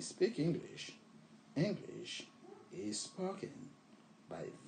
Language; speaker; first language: English; non-native, fluent; French